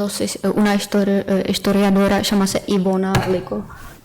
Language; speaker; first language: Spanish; non-native, learner; Czech